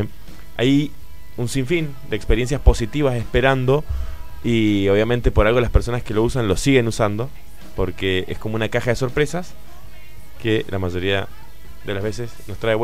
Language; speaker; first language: Spanish; native; Spanish